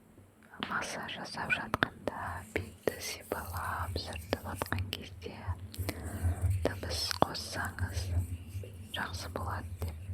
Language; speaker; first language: Kazakh; non-native, local second language; Russian